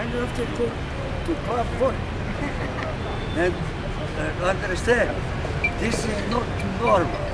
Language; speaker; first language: English; non-native, learner; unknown